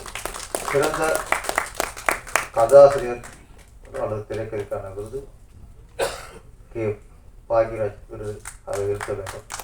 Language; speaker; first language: Tamil; native; Tamil